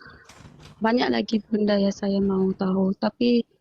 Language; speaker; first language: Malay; non-native, local second language; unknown